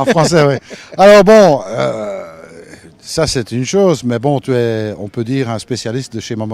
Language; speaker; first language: French; native; French